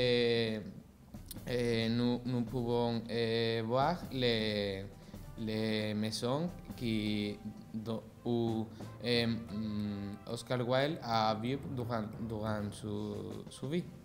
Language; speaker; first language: French; non-native, learner; Spanish